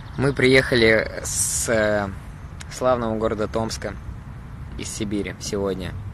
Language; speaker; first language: Russian; native; Russian